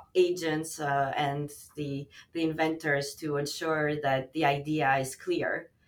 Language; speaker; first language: English; non-native, fluent; Albanian